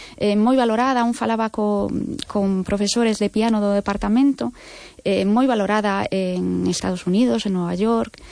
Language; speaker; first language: Galician; non-native, local second language; Spanish